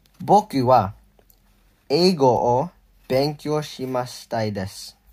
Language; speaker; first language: Japanese; non-native, learner; English